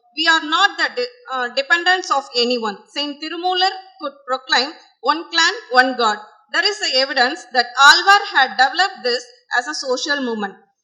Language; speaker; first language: English; non-native, local second language; Tamil